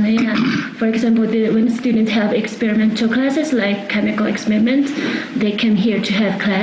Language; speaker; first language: English; non-native, fluent; Tibetan